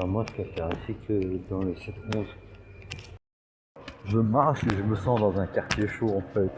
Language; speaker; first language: French; native; French